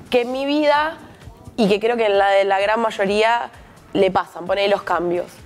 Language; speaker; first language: Spanish; native; Spanish